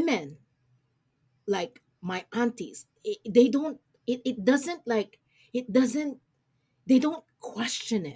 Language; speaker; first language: English; non-native, local second language; Filipino